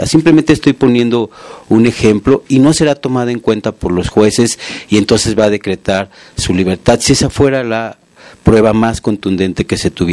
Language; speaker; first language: Spanish; native; Spanish